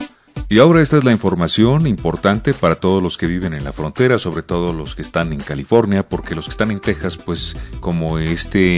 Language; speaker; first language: Spanish; native; Spanish